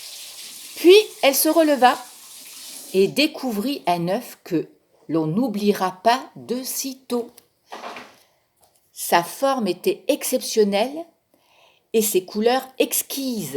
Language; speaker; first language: French; native; French